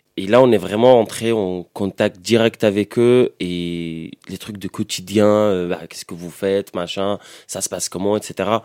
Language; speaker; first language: French; non-native, fluent; Arabic